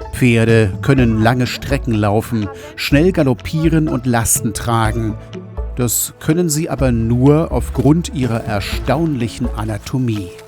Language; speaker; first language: German; native; German